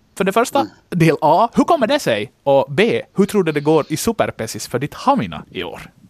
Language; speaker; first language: Swedish; native; Swedish